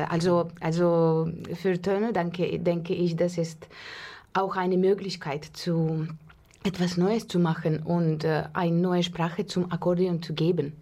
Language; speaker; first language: German; non-native, learner; Russian